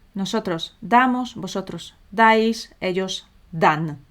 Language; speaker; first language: Spanish; non-native, fluent; Polish